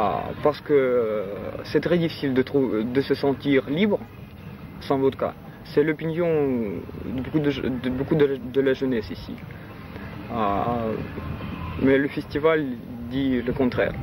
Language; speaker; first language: French; non-native, fluent; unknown